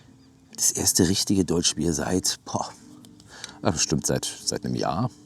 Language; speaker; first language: German; native; German